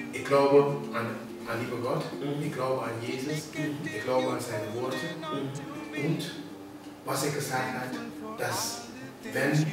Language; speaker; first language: German; non-native, fluent; Papiamento